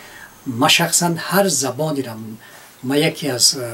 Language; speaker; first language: Persian; native; Persian